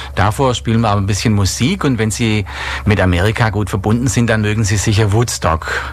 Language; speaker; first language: German; native; German